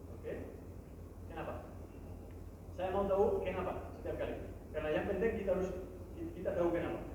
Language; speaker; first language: Indonesian; non-native, learner; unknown